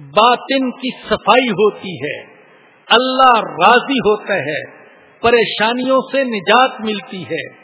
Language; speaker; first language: Urdu; non-native, local second language; Punjabi